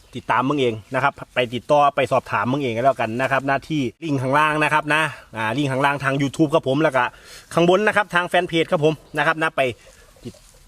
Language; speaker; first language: Thai; native; Thai